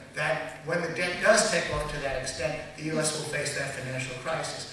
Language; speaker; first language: English; native; English